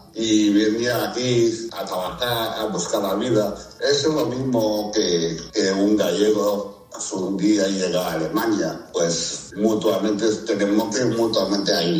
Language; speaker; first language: Spanish; non-native, fluent; Chinese